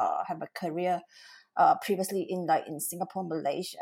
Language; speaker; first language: English; non-native, local second language; Cantonese